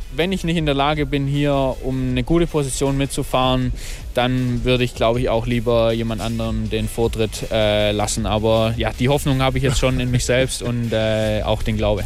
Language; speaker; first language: German; native; German